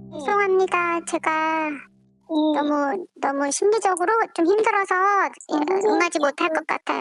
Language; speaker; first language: Korean; native; Korean